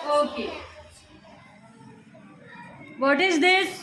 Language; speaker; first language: English; non-native, local second language; Urdu